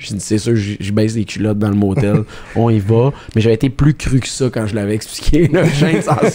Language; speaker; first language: French; native; French